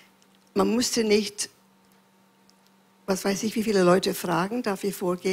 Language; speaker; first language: German; non-native, fluent; English